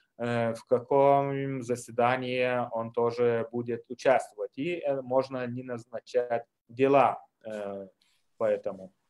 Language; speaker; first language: Russian; non-native, fluent; Lithuanian